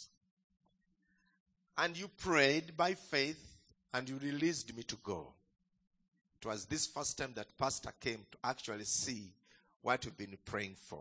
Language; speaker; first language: English; non-native, local second language; Ganda